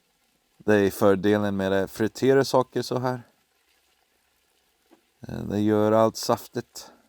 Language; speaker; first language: Swedish; non-native, fluent; English